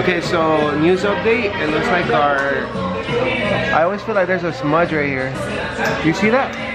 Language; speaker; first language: English; early bilingual, other home language; Spanish